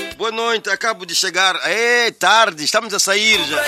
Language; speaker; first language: Portuguese; native; Portuguese